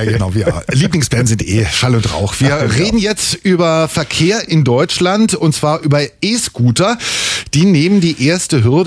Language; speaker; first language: German; native; German